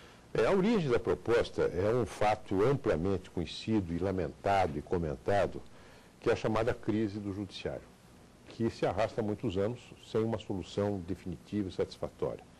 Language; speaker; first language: Portuguese; native; Portuguese